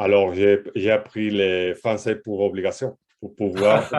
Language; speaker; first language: French; non-native, fluent; Spanish